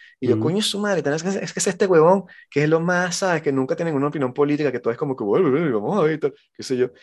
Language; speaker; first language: Spanish; native; Spanish